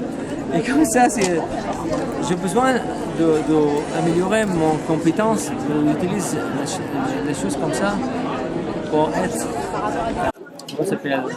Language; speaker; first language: French; non-native, learner; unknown